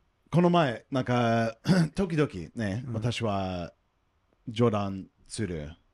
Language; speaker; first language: Japanese; non-native, learner; English